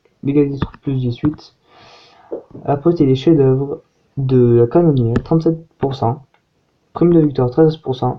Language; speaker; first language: French; native; French